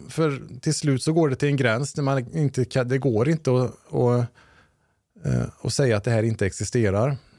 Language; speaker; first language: Swedish; native; Swedish